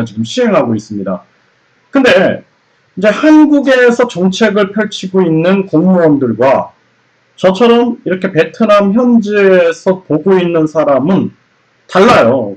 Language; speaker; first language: Korean; native; Korean